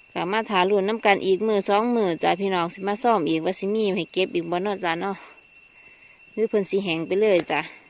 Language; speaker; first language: Thai; native; Thai